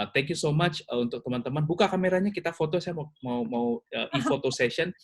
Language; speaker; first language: Indonesian; native; Indonesian